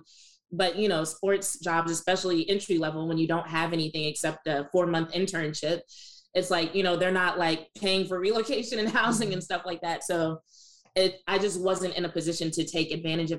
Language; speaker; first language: English; native; English